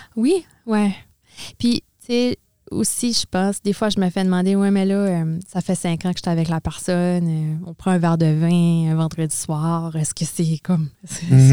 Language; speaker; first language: French; native; French